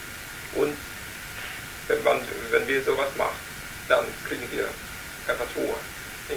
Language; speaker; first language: German; non-native, learner; Vietnamese